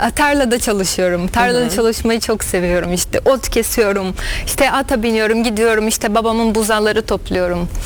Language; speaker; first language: Turkish; non-native, fluent; Portuguese